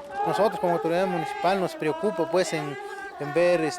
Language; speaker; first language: Spanish; native; Spanish